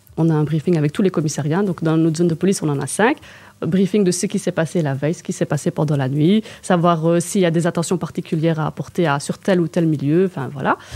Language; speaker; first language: French; native; French